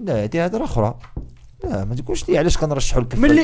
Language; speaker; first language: Arabic; native; Arabic